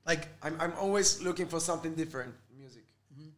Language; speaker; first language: English; non-native, fluent; Italian